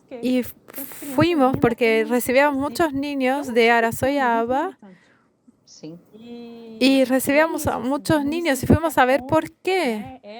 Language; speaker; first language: Spanish; non-native, fluent; Portuguese